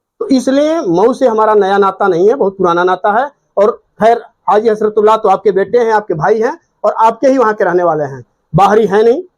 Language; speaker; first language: Hindi; native; Hindi